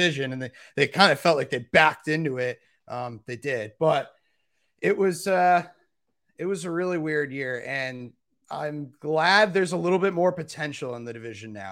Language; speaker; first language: English; native; English